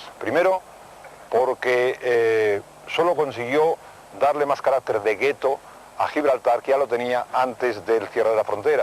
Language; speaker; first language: Spanish; native; Spanish